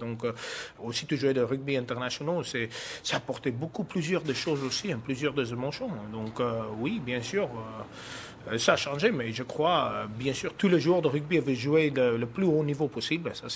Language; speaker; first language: French; non-native, fluent; Afrikaans